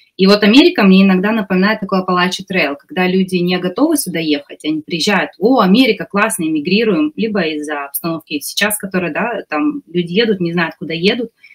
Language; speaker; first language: Russian; native; Russian